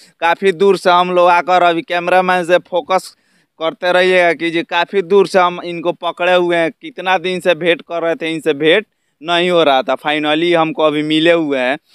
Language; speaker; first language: Hindi; native; Hindi